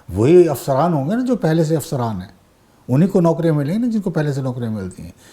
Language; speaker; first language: Urdu; non-native, local second language; Saraiki